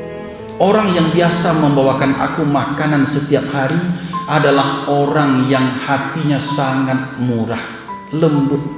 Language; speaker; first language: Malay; non-native, local second language; Minangkabau